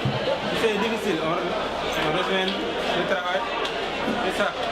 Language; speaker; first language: French; non-native, local second language; Wolof